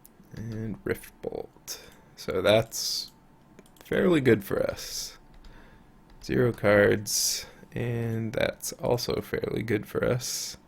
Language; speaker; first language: English; native; English